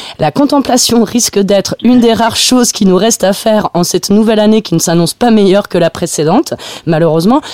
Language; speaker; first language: French; native; French